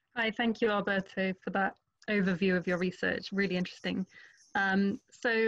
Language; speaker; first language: English; non-native, fluent; Portuguese